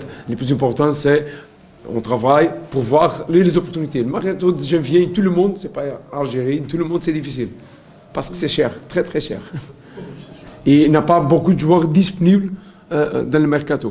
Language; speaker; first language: French; non-native, learner; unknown